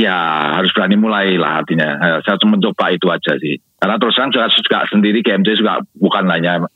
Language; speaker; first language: Indonesian; native; Indonesian